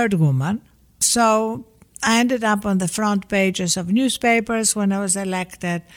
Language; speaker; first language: English; non-native, fluent; Greek